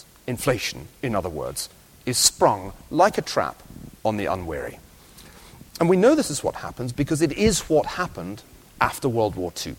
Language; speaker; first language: English; native; English